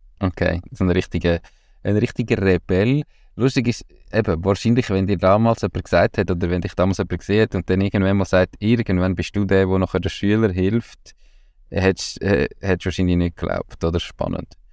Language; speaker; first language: German; native; German